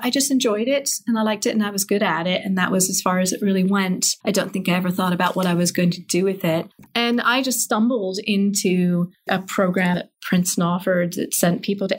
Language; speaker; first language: English; native; English